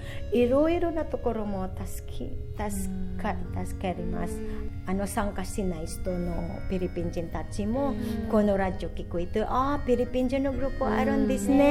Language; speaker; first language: Japanese; non-native, learner; Filipino